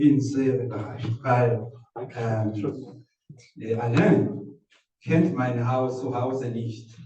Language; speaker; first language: German; non-native, fluent; Rundi